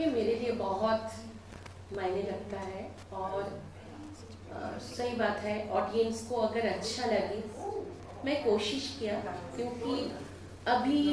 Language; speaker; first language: Hindi; non-native, local second language; Bangla